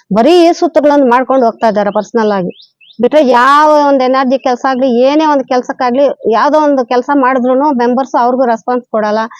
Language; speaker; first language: Kannada; native; Kannada